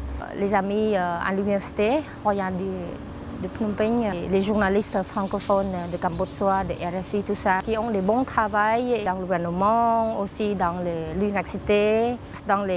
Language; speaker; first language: French; non-native, fluent; Khmer